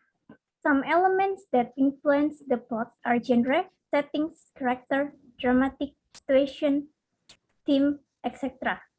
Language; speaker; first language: English; non-native, learner; Indonesian